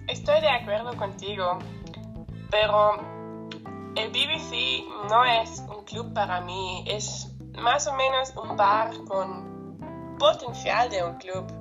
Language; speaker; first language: Spanish; non-native, learner; German